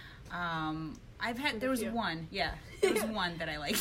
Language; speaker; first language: English; early bilingual, other home language; Russian